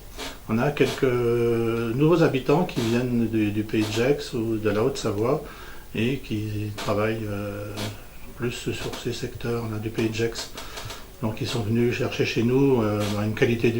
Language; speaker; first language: French; native; French